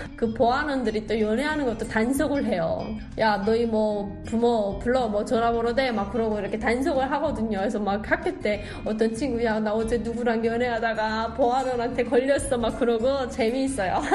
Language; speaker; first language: Korean; native; Korean